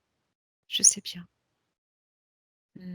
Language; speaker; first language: French; native; French